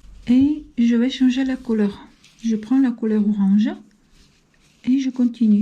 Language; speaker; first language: French; non-native, fluent; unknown